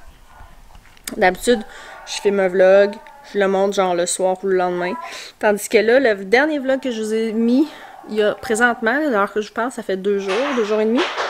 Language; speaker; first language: French; native; French